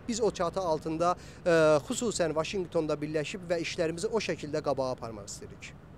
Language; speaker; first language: Azerbaijani; native; Azerbaijani